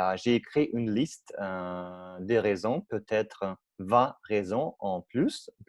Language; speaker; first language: French; non-native, learner; Russian